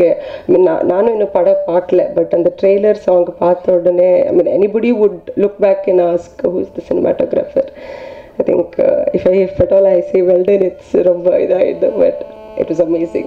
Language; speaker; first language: Tamil; non-native, learner; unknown